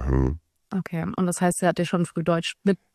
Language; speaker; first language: German; native; German